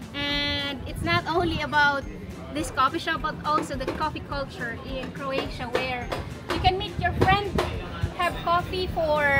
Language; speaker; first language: English; non-native, local second language; Filipino